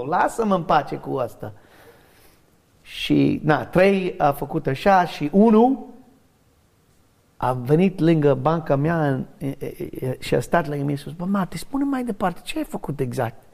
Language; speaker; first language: Romanian; non-native, learner; English